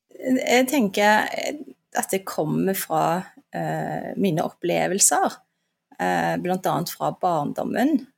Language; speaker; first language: Norwegian; early bilingual, other home language; Turkish